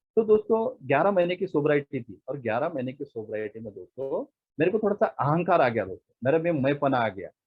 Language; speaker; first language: Hindi; non-native, local second language; Marathi